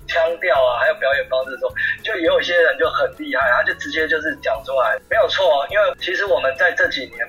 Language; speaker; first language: Chinese; non-native, local second language; Min Nan Chinese